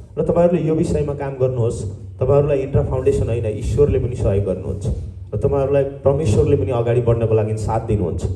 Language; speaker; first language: Nepali; native; Nepali